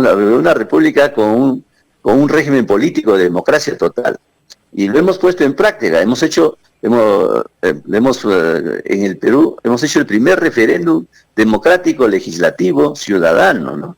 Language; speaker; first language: Spanish; native; Spanish